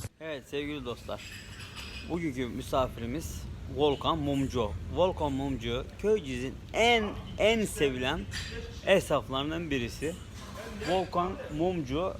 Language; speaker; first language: Turkish; native; Turkish